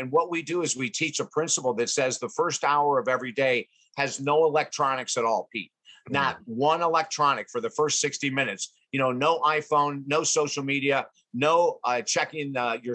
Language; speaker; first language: English; native; English